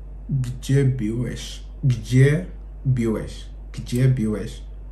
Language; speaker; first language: Polish; non-native, learner; English